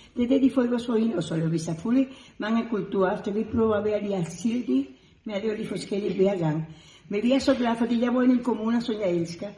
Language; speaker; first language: Danish; non-native, fluent; Spanish